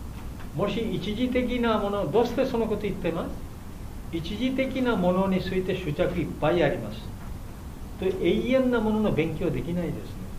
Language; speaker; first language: Japanese; non-native, learner; Bangla